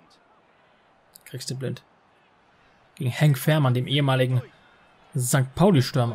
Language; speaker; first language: German; native; German